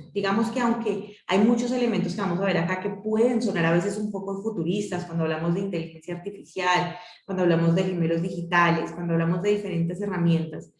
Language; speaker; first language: Spanish; native; Spanish